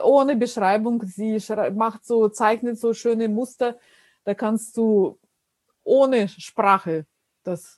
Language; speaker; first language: German; non-native, fluent; Russian